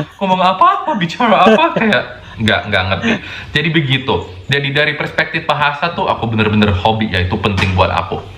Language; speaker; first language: Indonesian; non-native, fluent; English